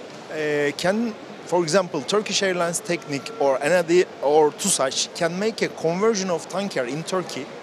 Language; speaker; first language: English; non-native, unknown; Turkish